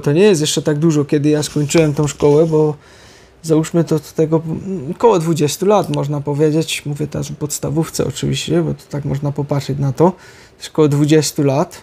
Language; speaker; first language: Polish; native; Polish